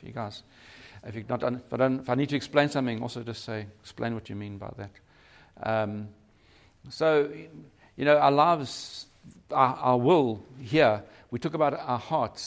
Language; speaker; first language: English; native; English